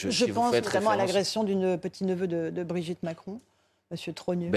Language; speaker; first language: French; native; French